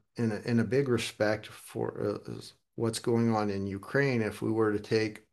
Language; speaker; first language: English; early bilingual, other home language; German